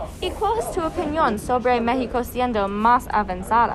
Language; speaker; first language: Spanish; non-native, learner; English